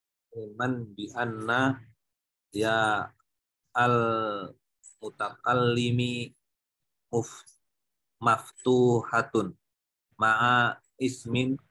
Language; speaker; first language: Arabic; non-native, learner; Indonesian